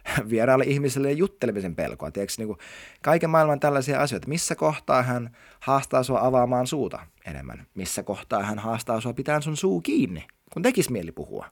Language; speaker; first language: Finnish; native; Finnish